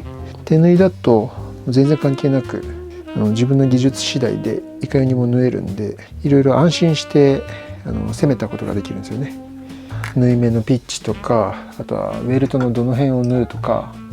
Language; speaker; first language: Japanese; native; Japanese